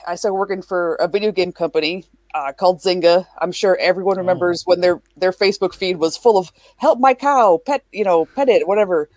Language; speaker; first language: English; native; English